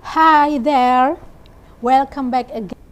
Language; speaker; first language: English; non-native, learner; Indonesian